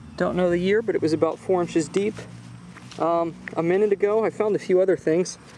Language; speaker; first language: English; native; English